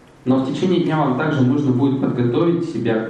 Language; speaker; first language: Russian; native; Russian